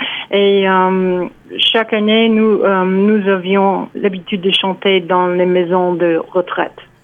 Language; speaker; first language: French; non-native, fluent; English